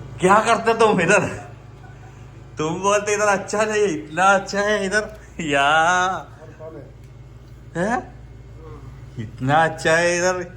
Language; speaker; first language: Hindi; non-native, local second language; Malayalam